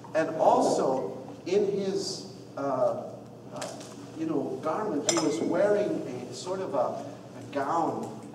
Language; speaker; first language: English; non-native, fluent; Arabic